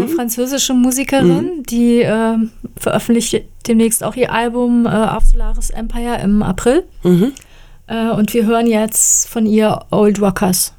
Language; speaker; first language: German; native; German